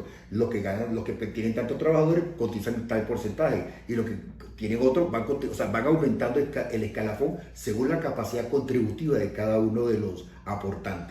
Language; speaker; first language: Spanish; native; Spanish